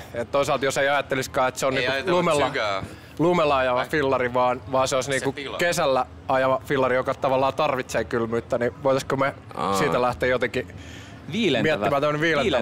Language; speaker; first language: Finnish; native; Finnish